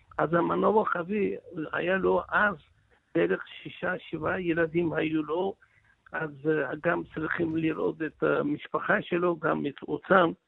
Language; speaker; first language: Hebrew; non-native, local second language; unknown